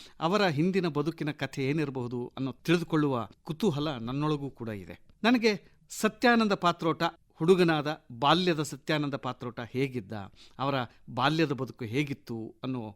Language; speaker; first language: Kannada; native; Kannada